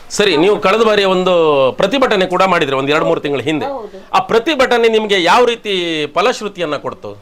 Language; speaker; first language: Kannada; native; Kannada